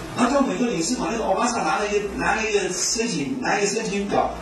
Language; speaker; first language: Chinese; native; Chinese